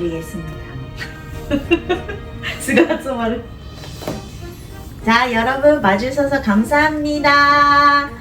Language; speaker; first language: Korean; non-native, fluent; Japanese